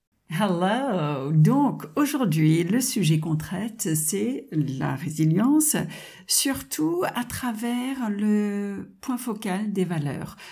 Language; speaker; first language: French; non-native, fluent; English